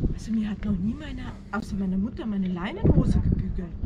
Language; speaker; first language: German; native; German